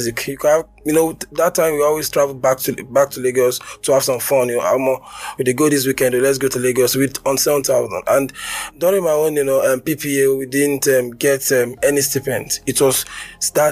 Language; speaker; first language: English; non-native, local second language; Yoruba